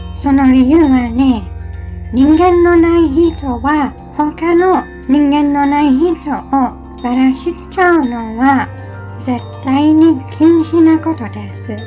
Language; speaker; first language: Japanese; non-native, learner; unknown